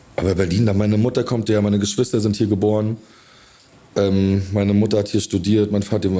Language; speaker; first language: German; native; German